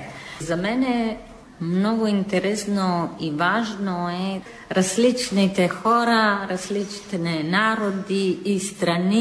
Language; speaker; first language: Bulgarian; non-native, fluent; Italian